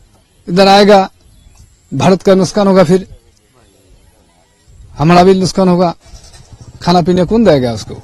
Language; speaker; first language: Hindi; non-native, local second language; Bangla